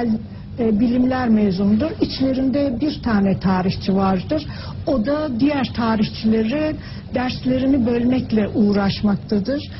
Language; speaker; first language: Turkish; native; Turkish